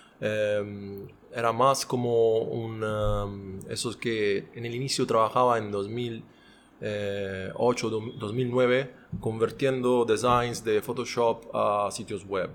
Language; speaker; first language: Spanish; non-native, fluent; Italian